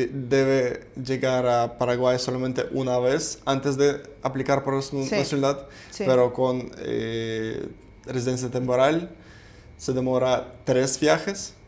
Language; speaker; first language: Spanish; non-native, fluent; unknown